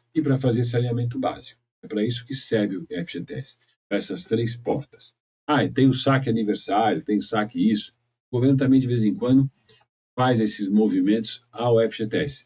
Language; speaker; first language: Portuguese; native; Portuguese